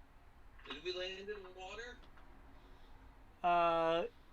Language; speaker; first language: English; native; English